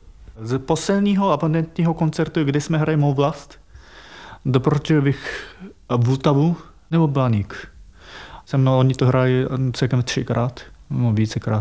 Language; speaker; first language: Czech; non-native, fluent; Japanese